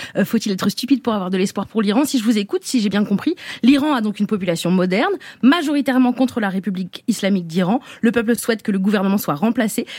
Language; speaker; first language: French; native; French